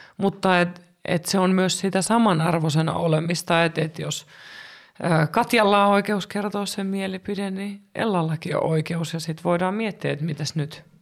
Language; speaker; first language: Finnish; native; Finnish